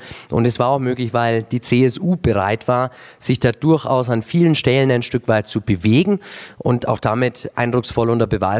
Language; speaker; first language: German; native; German